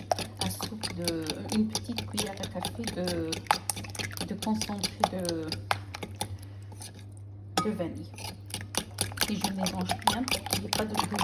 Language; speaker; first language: French; non-native, local second language; Arabic